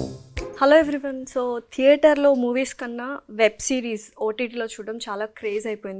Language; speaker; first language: Telugu; native; Telugu